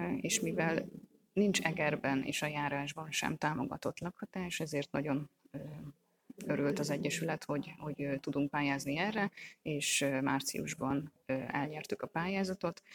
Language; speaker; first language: Hungarian; native; Hungarian